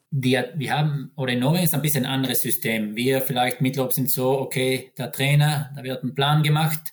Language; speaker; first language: German; native; German